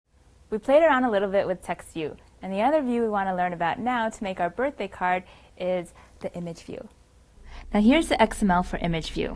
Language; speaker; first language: English; native; English